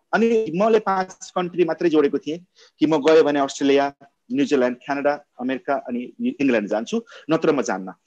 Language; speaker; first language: Nepali; non-native, local second language; Maithili